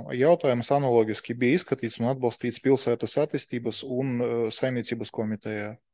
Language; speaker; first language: Latvian; non-native, local second language; Russian